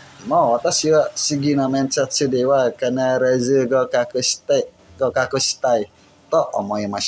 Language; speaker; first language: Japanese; non-native, learner; Indonesian